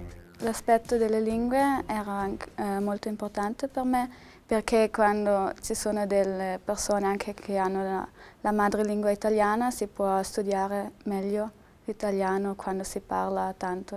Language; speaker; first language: Italian; non-native, fluent; German